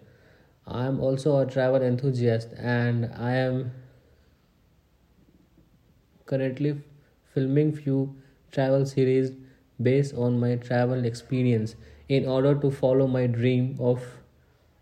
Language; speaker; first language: English; non-native, local second language; Hindi